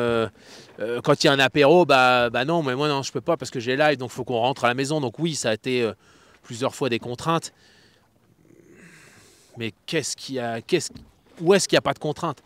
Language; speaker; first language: French; native; French